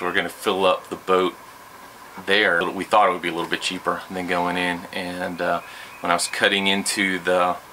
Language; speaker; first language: English; native; English